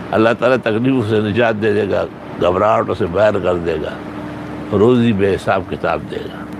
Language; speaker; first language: Urdu; non-native, local second language; Pashto